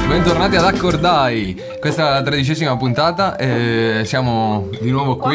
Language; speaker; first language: Italian; native; Italian